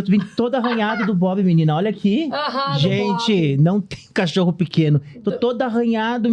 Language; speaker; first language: Portuguese; native; Portuguese